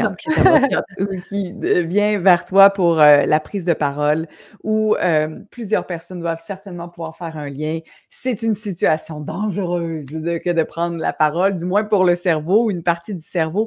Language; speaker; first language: French; native; French